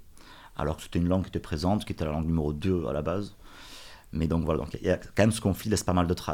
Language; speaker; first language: French; early bilingual, other home language; Russian